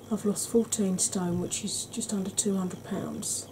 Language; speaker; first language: English; native; English